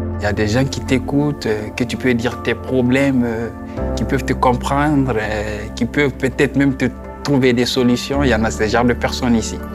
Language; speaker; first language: French; non-native, local second language; Fula